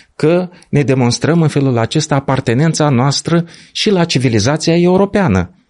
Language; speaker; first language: Romanian; native; Romanian